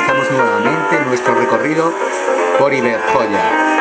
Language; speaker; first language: Spanish; native; Spanish